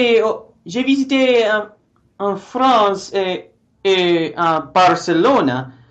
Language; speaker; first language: French; non-native, learner; English